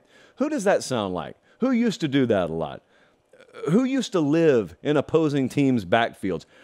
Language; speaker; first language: English; native; English